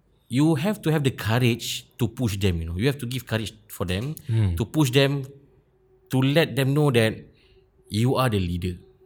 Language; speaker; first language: English; non-native, local second language; Malay